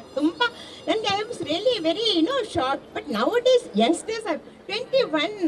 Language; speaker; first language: Kannada; non-native, local second language; Malayalam